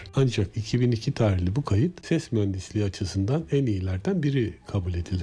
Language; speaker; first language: Turkish; native; Turkish